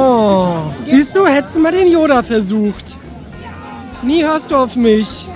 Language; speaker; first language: German; native; German